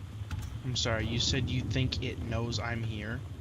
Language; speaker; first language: English; native; English